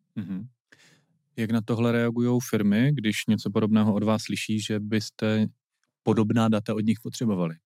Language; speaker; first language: Czech; native; Czech